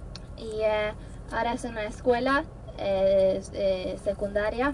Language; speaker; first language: Spanish; non-native, fluent; Norwegian